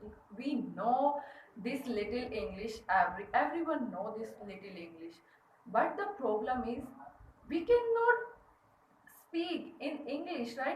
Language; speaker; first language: English; non-native, learner; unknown